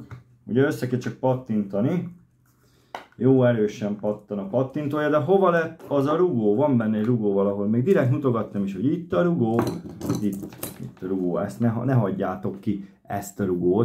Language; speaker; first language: Hungarian; native; Hungarian